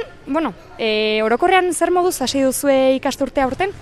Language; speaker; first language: Basque; native; Basque